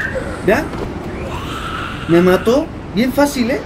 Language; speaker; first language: Spanish; native; Spanish